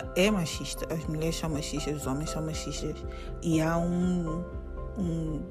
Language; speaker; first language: Portuguese; native; Portuguese